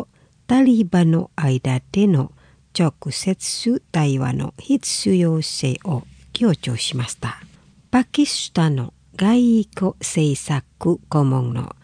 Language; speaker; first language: Japanese; non-native, fluent; Indonesian